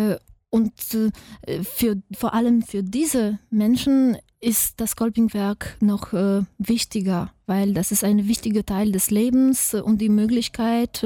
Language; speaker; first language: German; non-native, fluent; Polish